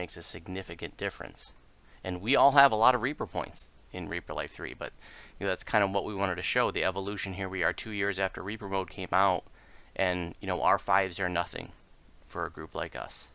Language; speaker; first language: English; native; English